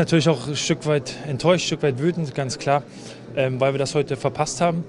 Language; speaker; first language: German; native; German